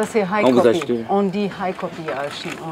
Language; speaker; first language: French; non-native, local second language; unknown